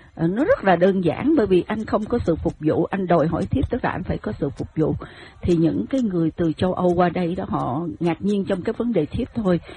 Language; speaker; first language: Vietnamese; native; Vietnamese